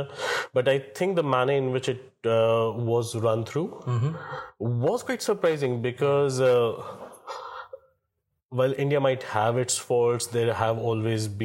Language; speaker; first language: English; non-native, local second language; Kashmiri